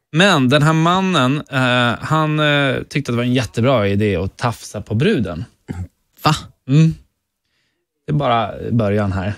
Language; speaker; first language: Swedish; native; Swedish